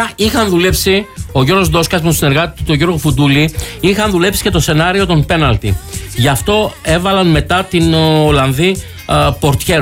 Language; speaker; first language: Greek; native; Greek